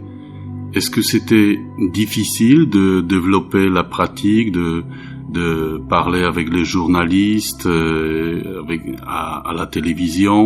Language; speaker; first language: French; non-native, fluent; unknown